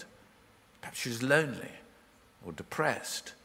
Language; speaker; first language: English; native; English